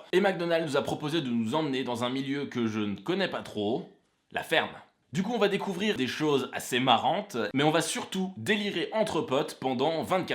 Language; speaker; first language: French; native; French